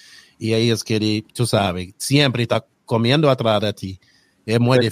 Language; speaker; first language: Spanish; non-native, learner; English